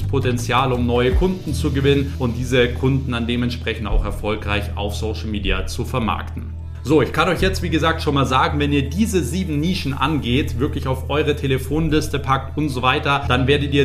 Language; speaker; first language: German; native; German